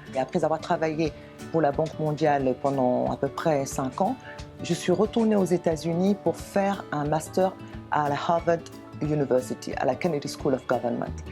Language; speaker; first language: French; non-native, local second language; Wolof